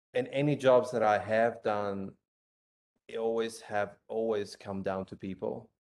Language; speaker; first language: English; non-native, fluent; Italian